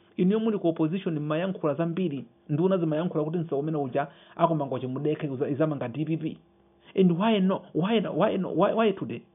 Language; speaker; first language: Nyanja; non-native, local second language; Yao